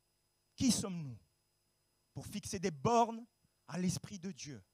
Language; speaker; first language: French; native; French